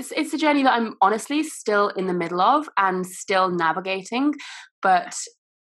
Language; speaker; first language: English; native; English